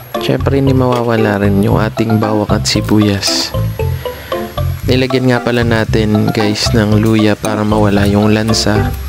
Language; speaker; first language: Filipino; non-native, local second language; Bikol